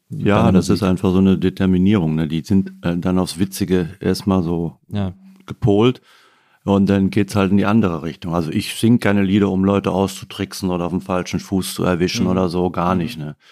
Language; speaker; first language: German; non-native, local second language; Limburgish